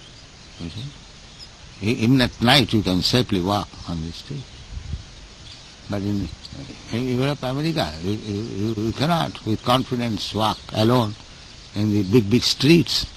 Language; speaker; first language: English; non-native, local second language; Bangla